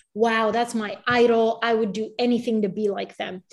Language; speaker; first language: English; early bilingual, other home language; Bulgarian